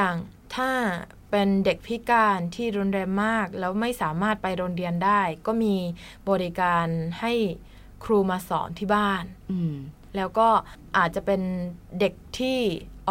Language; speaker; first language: Thai; non-native, fluent; Japanese